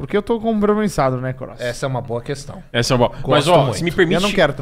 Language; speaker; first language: Portuguese; native; Portuguese